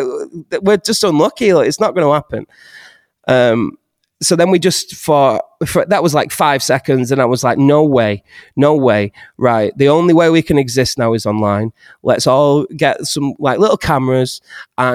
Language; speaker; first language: English; native; English